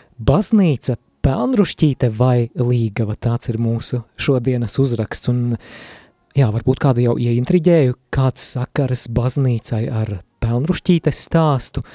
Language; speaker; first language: Latvian; native; Latvian